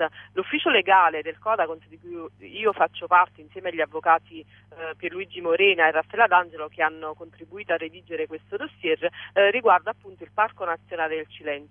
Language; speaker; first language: Italian; native; Italian